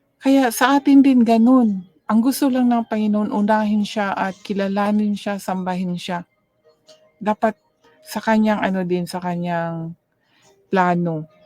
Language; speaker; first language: Filipino; non-native, local second language; Cebuano